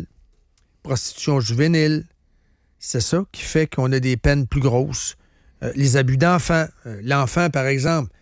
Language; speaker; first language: French; native; French